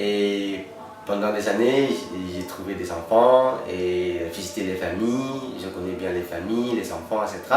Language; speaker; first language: French; non-native, fluent; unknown